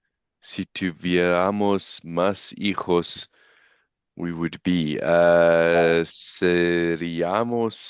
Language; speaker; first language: Spanish; non-native, learner; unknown